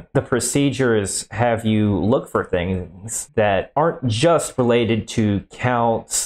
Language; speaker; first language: English; native; English